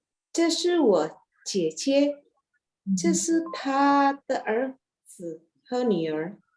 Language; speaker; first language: Chinese; non-native, learner; Indonesian